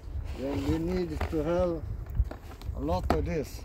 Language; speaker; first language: English; non-native, fluent; Swedish